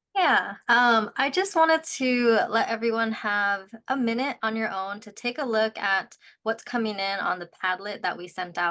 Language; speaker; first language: English; native; English